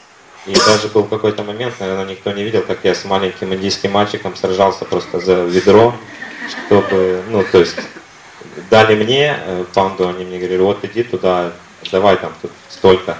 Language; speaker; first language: Russian; native; Russian